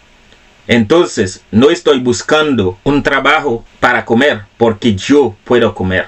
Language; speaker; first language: Spanish; non-native, fluent; Haitian Creole